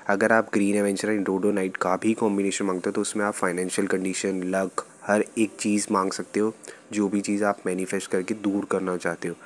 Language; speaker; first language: Hindi; native; Hindi